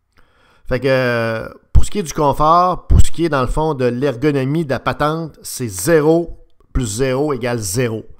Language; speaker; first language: French; native; French